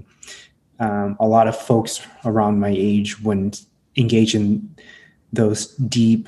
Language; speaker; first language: English; early bilingual, other home language; Hmong